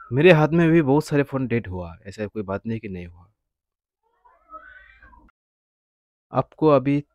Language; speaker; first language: Hindi; non-native, local second language; Bangla